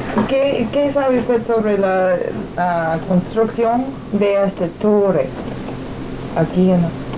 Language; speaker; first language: Spanish; non-native, learner; English